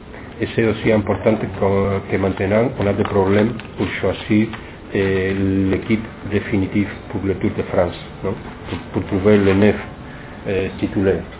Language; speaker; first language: French; non-native, fluent; Spanish